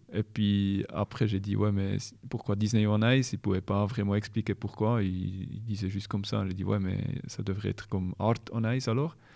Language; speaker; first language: French; non-native, local second language; German